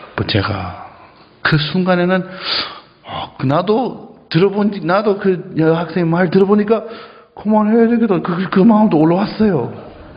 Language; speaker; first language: Korean; non-native, fluent; Japanese